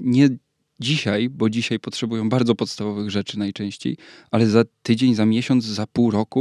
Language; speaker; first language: Polish; native; Polish